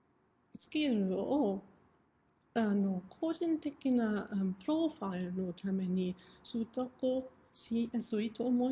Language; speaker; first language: Japanese; non-native, fluent; German